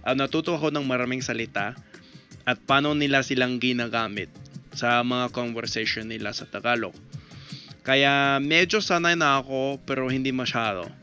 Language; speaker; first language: Filipino; non-native, fluent; English